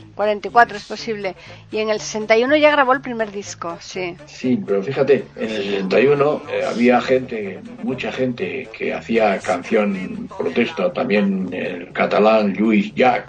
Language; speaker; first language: Spanish; native; Spanish